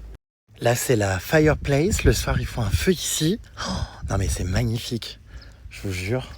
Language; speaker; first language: French; native; French